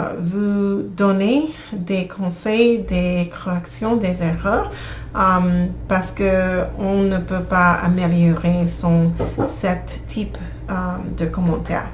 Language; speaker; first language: French; non-native, learner; English